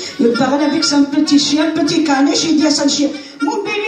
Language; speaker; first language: French; non-native, learner; Arabic